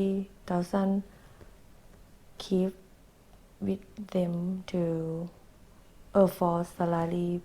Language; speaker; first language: English; non-native, learner; Thai